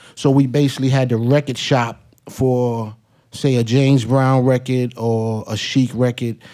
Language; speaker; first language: English; native; English